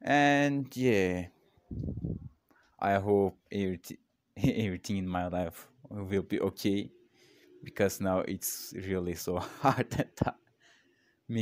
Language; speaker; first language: English; non-native, learner; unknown